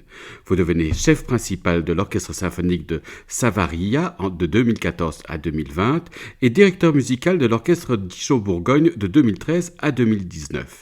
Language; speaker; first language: French; native; French